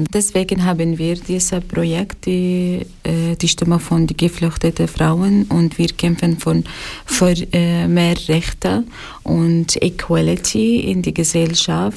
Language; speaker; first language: German; non-native, learner; Arabic